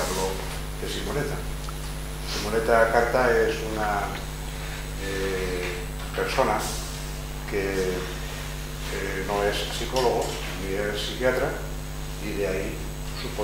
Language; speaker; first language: Spanish; native; Spanish